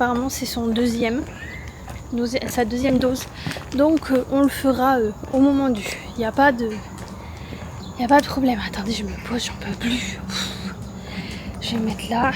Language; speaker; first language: French; native; French